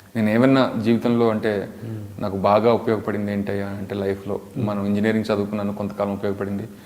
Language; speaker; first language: Telugu; native; Telugu